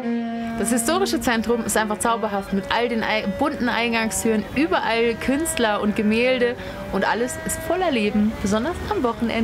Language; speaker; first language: German; native; German